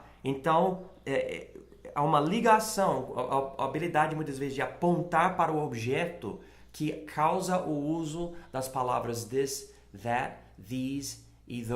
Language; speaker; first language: Portuguese; non-native, fluent; English